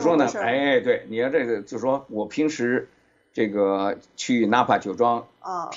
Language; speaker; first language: Chinese; native; Chinese